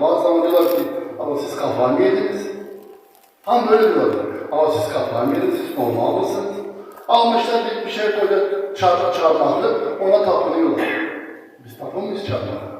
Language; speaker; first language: Turkish; non-native, fluent; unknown